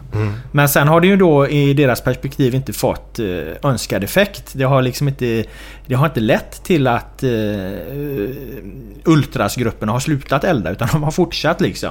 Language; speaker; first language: Swedish; native; Swedish